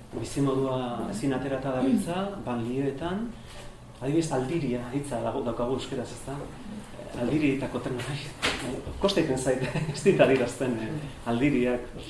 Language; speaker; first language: Basque; native; Basque